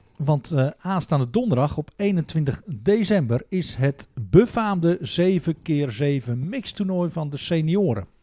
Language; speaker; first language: Dutch; native; Dutch